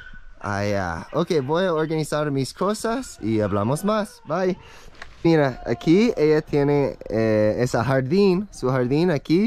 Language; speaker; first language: Spanish; non-native, learner; English